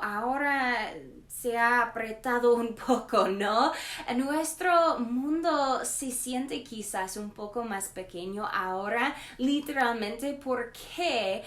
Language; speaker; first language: Spanish; non-native, learner; English